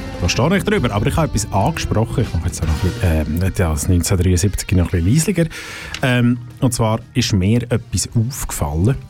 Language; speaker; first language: German; native; German